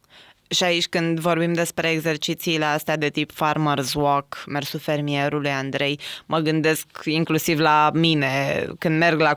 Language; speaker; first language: Romanian; native; Romanian